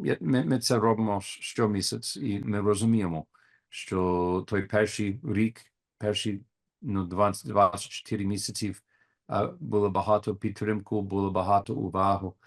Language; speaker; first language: Ukrainian; non-native, learner; English